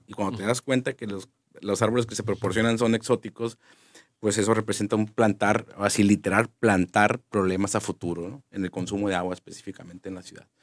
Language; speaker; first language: Spanish; native; Spanish